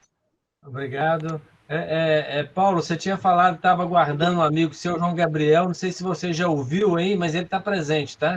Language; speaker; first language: Portuguese; native; Portuguese